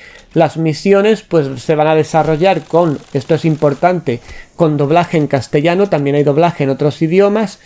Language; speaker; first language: Spanish; native; Spanish